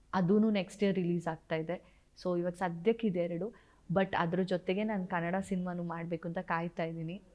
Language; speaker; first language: Kannada; non-native, local second language; Tulu